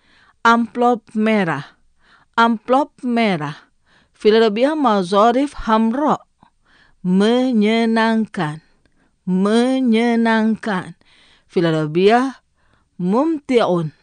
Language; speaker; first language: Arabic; non-native, fluent; Indonesian